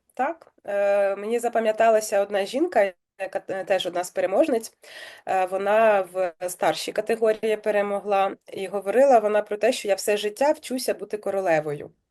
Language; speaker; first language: Ukrainian; native; Ukrainian